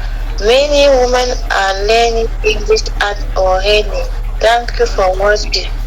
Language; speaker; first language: English; non-native, learner; French